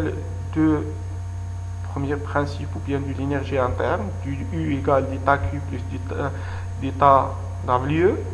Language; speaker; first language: French; non-native, local second language; Arabic